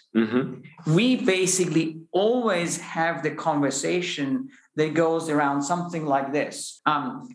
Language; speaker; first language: English; non-native, fluent; German